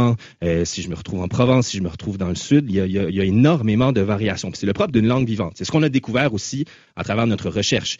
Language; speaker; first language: French; native; French